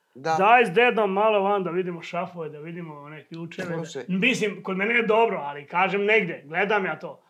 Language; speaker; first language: Bosnian; native; Bosnian